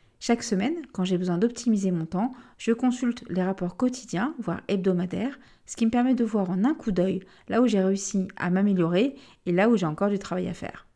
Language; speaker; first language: French; native; French